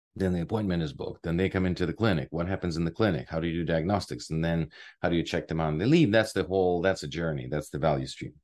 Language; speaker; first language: English; non-native, fluent; Ukrainian